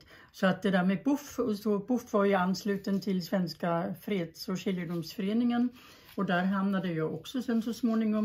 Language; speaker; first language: Swedish; early bilingual, other home language; German